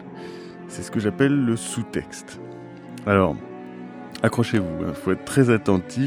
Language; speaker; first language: French; native; French